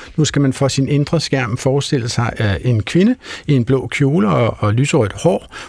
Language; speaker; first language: Danish; native; Danish